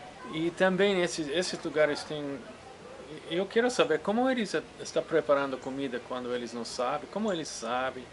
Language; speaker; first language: Portuguese; non-native, fluent; English